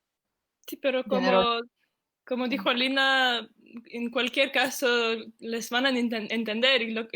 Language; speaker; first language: Spanish; non-native, fluent; Lithuanian